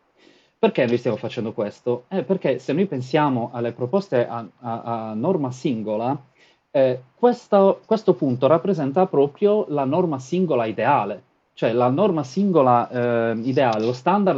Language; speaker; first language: Italian; native; Italian